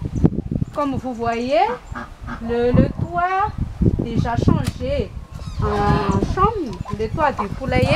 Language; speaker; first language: French; non-native, local second language; Malagasy